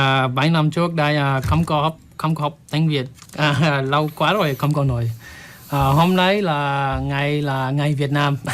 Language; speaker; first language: Vietnamese; non-native, learner; English